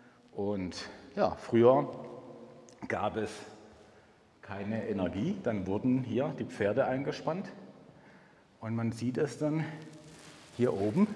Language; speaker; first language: German; native; German